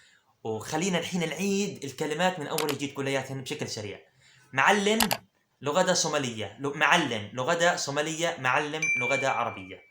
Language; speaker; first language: Arabic; early bilingual, other home language; Somali